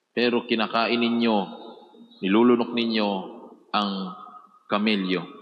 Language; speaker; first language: Filipino; native; Filipino